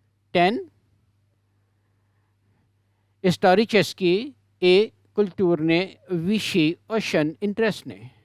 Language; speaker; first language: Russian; non-native, learner; English